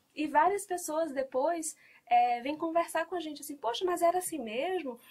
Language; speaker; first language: Portuguese; native; Portuguese